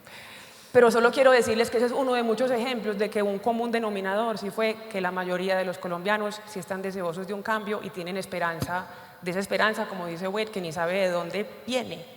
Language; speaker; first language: Spanish; native; Spanish